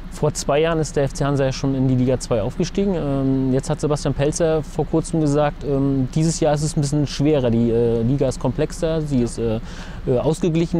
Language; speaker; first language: German; native; German